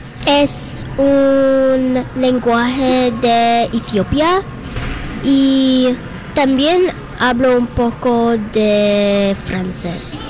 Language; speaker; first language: Spanish; non-native, learner; English